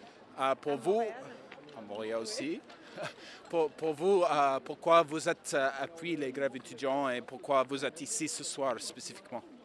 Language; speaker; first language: French; non-native, learner; English